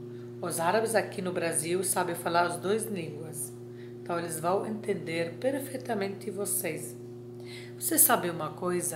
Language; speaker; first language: Portuguese; non-native, fluent; Arabic